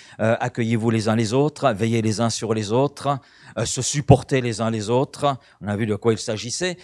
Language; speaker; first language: French; native; French